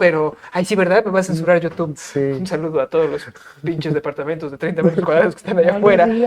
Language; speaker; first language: Spanish; native; Spanish